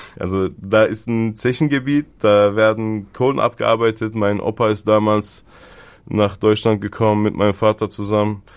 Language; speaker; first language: German; early bilingual, other home language; Turkish